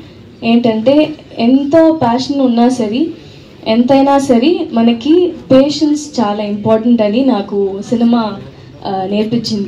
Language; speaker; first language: Telugu; non-native, learner; Tamil